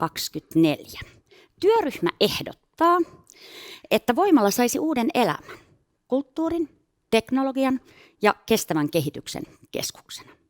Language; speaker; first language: Finnish; native; Finnish